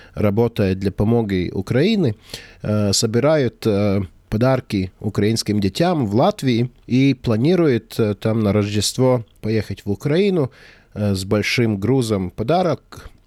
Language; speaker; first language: Russian; non-native, fluent; Latvian